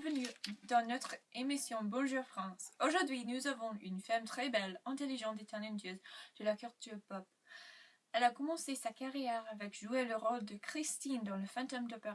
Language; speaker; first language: French; non-native, learner; English